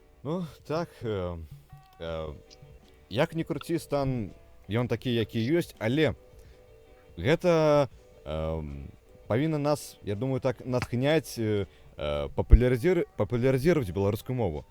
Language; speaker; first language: Belarusian; native; Belarusian